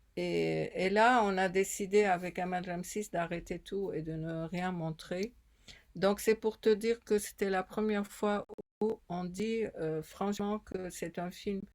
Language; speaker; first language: French; non-native, fluent; Arabic